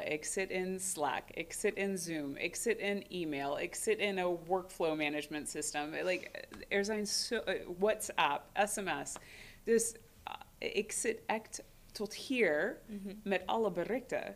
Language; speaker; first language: Dutch; non-native, fluent; English